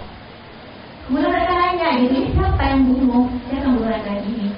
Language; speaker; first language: Indonesian; native; Indonesian